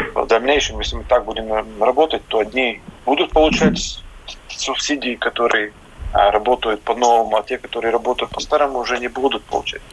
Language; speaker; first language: Russian; non-native, local second language; Latvian